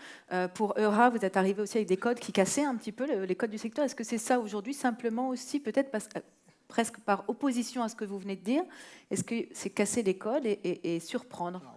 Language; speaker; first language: French; native; French